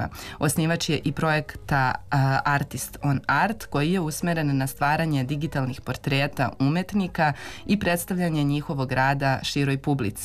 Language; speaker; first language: Serbian; native; Serbian